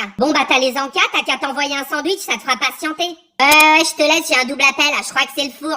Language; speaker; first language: French; native; French